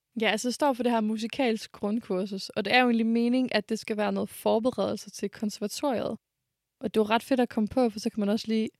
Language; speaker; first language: Danish; early bilingual, other home language; French